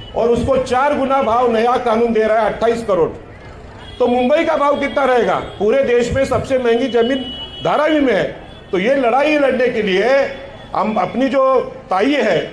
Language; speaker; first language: Hindi; non-native, local second language; Marathi